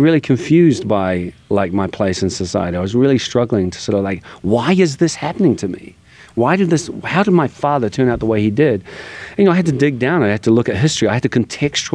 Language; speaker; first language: English; native; English